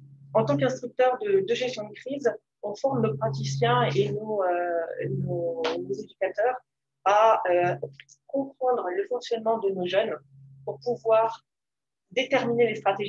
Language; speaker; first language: French; native; French